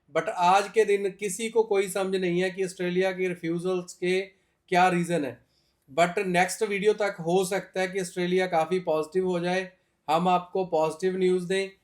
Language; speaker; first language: Hindi; non-native, local second language; Punjabi